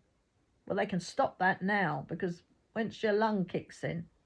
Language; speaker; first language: English; native; English